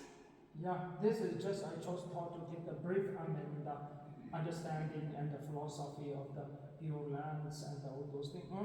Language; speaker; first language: English; non-native, fluent; Tibetan